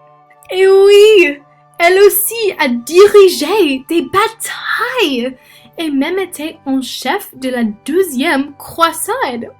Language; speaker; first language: French; non-native, learner; English